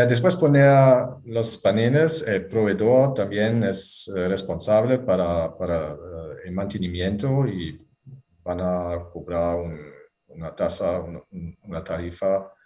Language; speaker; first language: Spanish; non-native, fluent; German